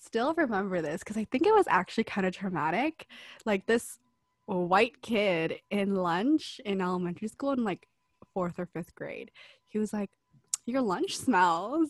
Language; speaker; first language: English; early bilingual, other home language; Cantonese